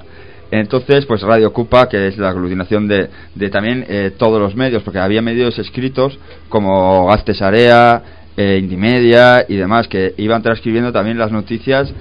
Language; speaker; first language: Spanish; native; Spanish